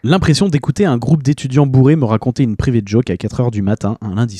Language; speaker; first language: French; native; French